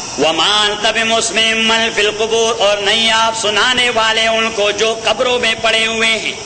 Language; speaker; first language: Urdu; non-native, local second language; Pashto